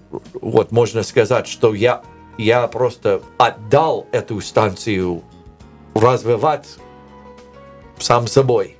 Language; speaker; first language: Russian; non-native, learner; English